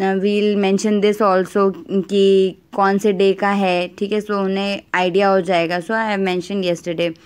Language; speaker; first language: Hindi; native; Hindi